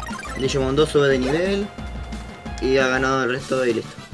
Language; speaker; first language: Spanish; native; Spanish